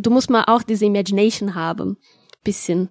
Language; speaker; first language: German; non-native, fluent; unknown